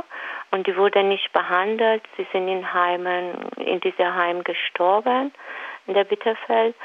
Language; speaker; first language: German; non-native, fluent; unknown